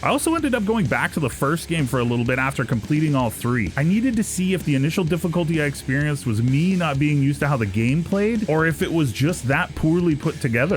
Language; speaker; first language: English; native; English